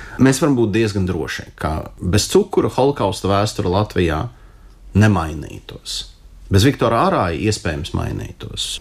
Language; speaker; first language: Latvian; non-native, local second language; Russian